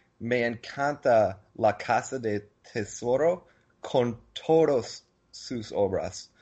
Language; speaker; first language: Spanish; non-native, learner; English